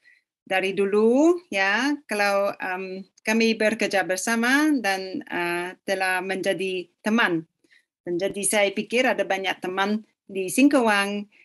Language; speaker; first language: Indonesian; non-native, fluent; English